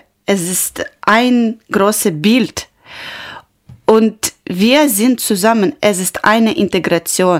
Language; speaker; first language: German; non-native, learner; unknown